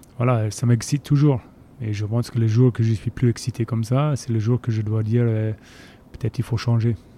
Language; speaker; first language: French; non-native, fluent; English